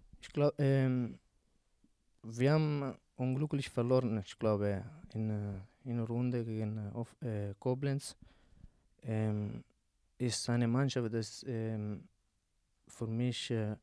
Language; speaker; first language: German; non-native, learner; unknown